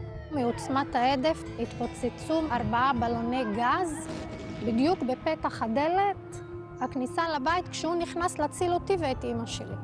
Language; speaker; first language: Hebrew; non-native, local second language; Arabic